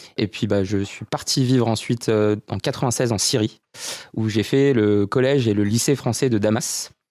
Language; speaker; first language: French; early bilingual, other home language; Romanian